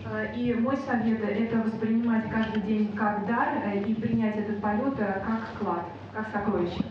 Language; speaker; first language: Russian; native; Russian